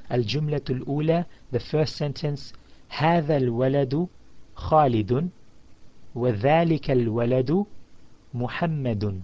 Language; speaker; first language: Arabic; non-native, fluent; English